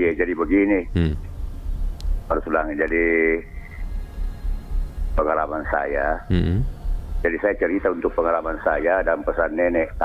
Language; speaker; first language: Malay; non-native, local second language; Buginese